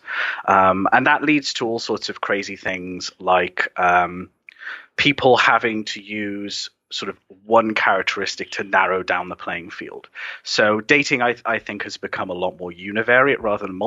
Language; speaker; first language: English; native; English